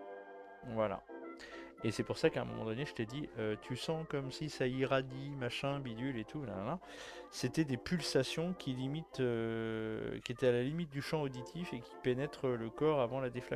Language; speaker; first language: French; native; French